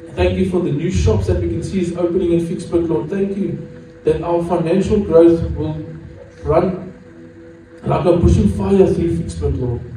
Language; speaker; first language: English; non-native, local second language; Afrikaans